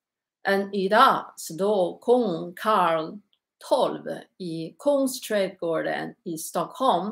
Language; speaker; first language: Swedish; non-native, learner; Chinese